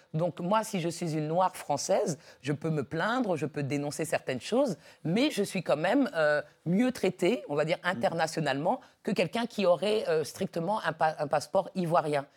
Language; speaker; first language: French; early bilingual, other home language; Dyula